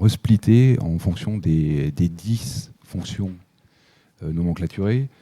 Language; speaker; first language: French; native; French